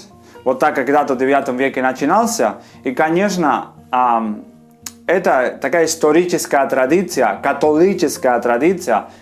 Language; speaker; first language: Russian; non-native, fluent; Spanish